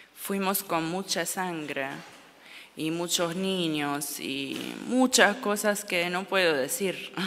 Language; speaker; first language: Spanish; non-native, learner; Arabic